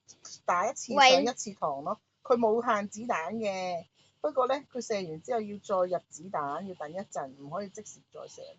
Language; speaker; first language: Chinese; native; Chinese